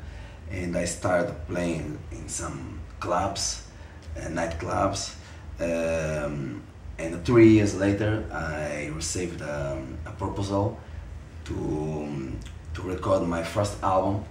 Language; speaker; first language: English; non-native, fluent; Portuguese